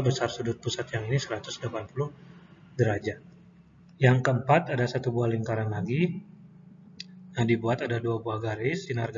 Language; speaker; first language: Indonesian; native; Indonesian